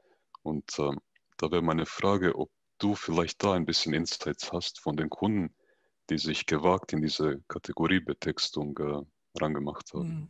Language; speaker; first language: German; native; German